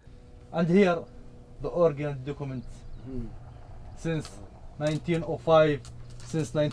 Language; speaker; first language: English; non-native, learner; Arabic